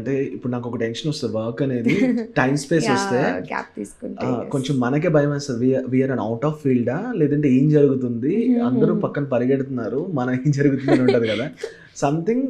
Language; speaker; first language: Telugu; native; Telugu